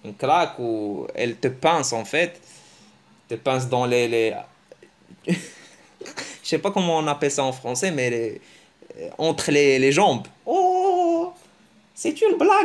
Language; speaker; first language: French; early bilingual, other home language; Arabic